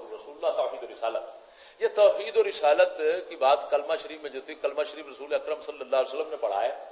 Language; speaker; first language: Urdu; non-native, local second language; Punjabi